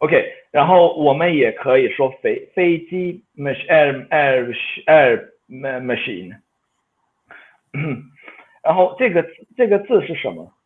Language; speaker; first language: Chinese; non-native, fluent; Swedish